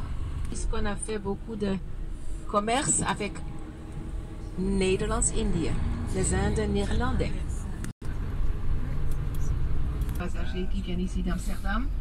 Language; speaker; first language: French; non-native, fluent; Dutch